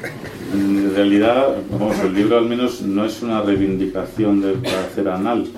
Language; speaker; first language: Spanish; native; Spanish